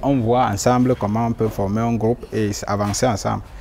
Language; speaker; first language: French; native; French